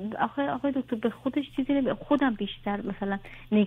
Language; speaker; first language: Persian; native; Persian